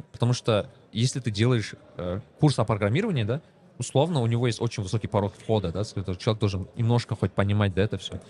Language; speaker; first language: Russian; non-native, local second language; Kazakh